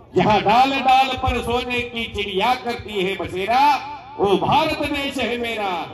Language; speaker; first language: Hindi; non-native, local second language; Marathi